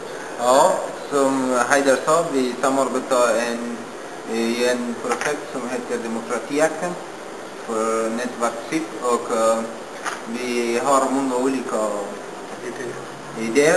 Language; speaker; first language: Swedish; non-native, fluent; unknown